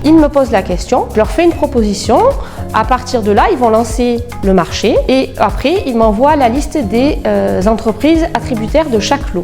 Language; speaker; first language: French; native; French